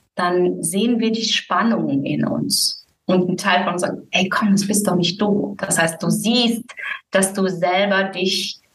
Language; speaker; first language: German; native; German